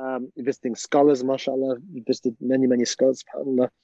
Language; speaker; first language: English; native; English